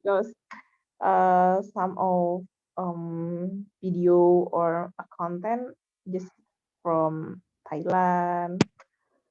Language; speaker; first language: English; non-native, learner; Indonesian